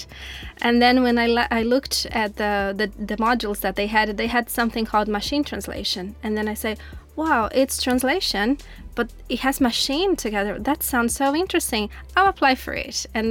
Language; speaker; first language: English; non-native, fluent; Portuguese